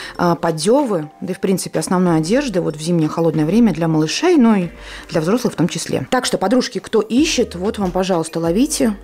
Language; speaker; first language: Russian; non-native, local second language; Latvian